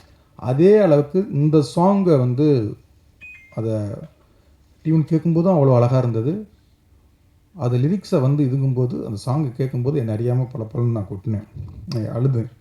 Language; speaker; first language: Tamil; native; Tamil